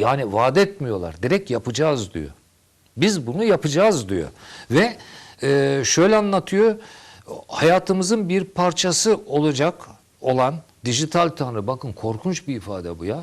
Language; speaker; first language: Turkish; native; Turkish